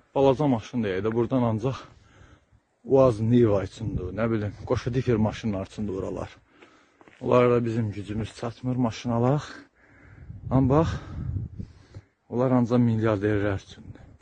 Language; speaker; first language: Azerbaijani; native; Azerbaijani